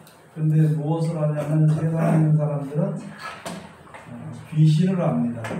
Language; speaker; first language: Korean; native; Korean